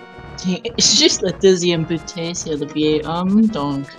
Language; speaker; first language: French; non-native, fluent; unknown